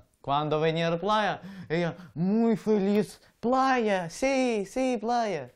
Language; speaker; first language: Spanish; non-native, learner; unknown